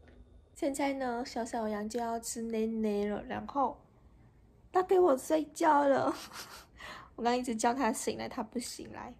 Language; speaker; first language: Chinese; non-native, fluent; Vietnamese